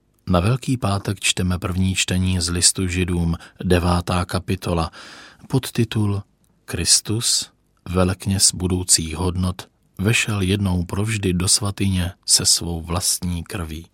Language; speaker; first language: Czech; native; Czech